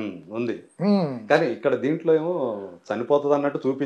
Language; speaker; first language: Telugu; native; Telugu